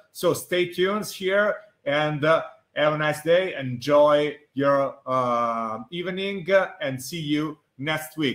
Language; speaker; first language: English; non-native, fluent; Italian